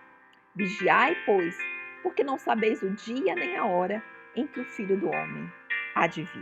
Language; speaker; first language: Portuguese; native; Portuguese